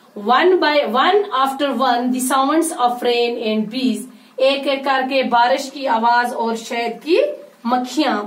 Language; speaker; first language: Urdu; non-native, local second language; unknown